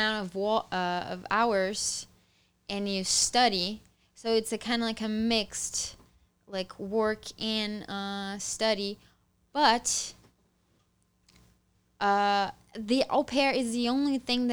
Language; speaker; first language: English; non-native, fluent; Portuguese